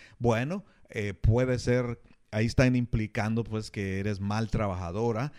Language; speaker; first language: Spanish; native; Spanish